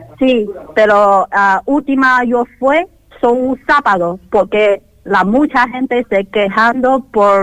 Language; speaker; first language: Spanish; non-native, learner; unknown